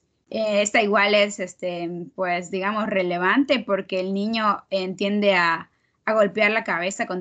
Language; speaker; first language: Spanish; native; Spanish